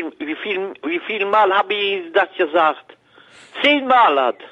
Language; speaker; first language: German; non-native, learner; French